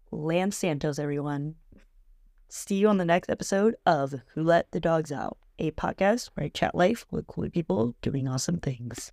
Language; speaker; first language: English; native; English